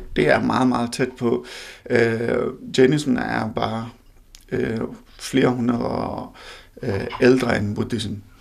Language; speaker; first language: Danish; non-native, fluent; Hindi